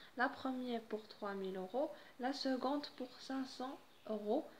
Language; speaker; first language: French; non-native, local second language; Arabic